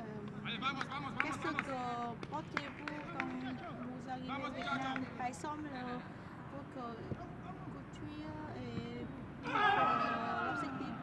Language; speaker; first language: French; non-native, learner; Vietnamese